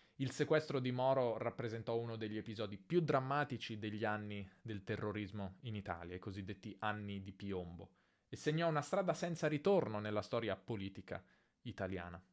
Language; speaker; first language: Italian; native; Italian